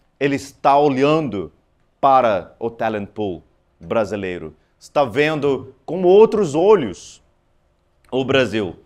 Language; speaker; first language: Portuguese; non-native, fluent; Afrikaans